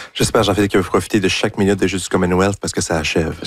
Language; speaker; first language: French; native; French